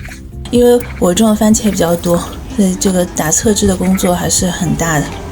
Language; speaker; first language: Chinese; native; Chinese